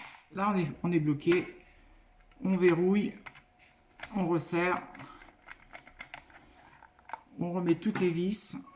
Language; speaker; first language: French; native; French